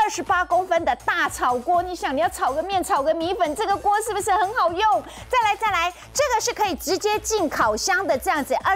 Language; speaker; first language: Chinese; native; Chinese